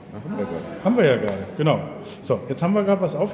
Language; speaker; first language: German; native; German